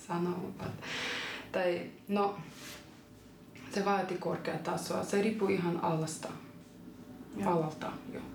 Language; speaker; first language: Finnish; non-native, fluent; Ukrainian